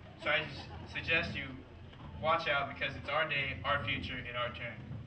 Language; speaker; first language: English; early bilingual, other home language; Portuguese